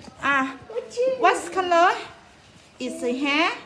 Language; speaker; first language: English; non-native, learner; Thai